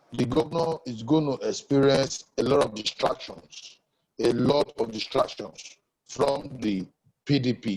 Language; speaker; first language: English; non-native, local second language; Yoruba